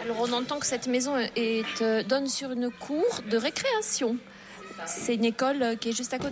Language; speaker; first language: French; native; French